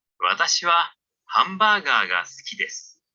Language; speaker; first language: Japanese; non-native, learner; French